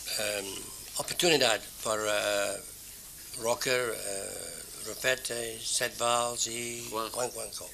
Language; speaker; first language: Spanish; non-native, learner; English